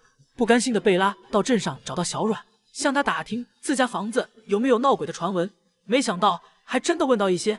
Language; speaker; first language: Chinese; native; Chinese